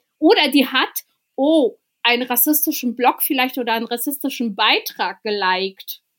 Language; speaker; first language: German; early bilingual, other home language; Albanian